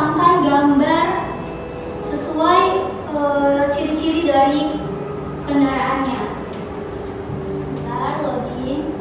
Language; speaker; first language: Indonesian; native; Indonesian